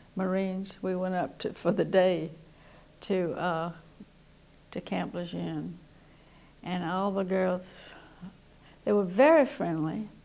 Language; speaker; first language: English; native; English